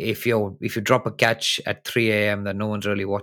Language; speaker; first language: English; non-native, local second language; Hindi